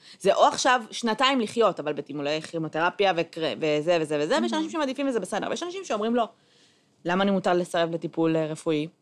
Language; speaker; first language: Hebrew; native; Hebrew